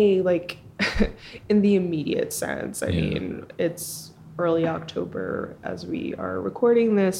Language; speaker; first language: English; early bilingual, other home language; Spanish